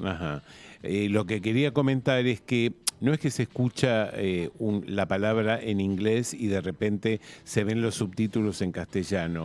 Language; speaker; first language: Spanish; native; Spanish